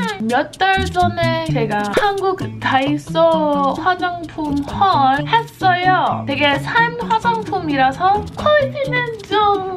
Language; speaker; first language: Korean; non-native, learner; English